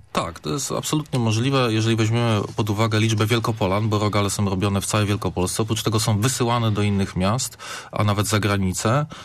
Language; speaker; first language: Polish; native; Polish